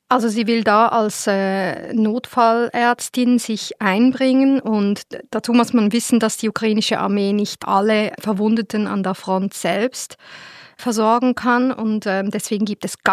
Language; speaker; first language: German; native; German